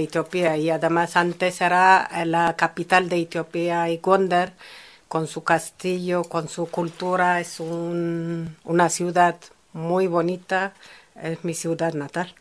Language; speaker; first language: Spanish; non-native, fluent; Amharic